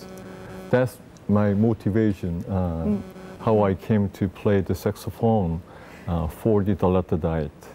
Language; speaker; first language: English; non-native, fluent; Korean